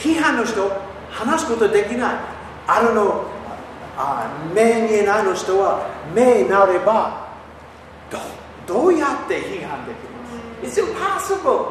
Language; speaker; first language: Japanese; non-native, learner; English